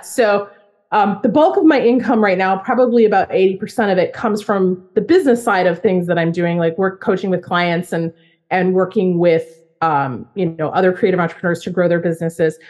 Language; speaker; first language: English; native; English